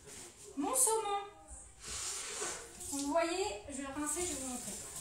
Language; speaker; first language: French; native; French